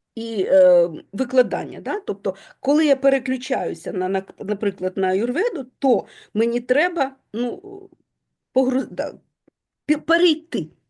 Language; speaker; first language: Ukrainian; non-native, local second language; Russian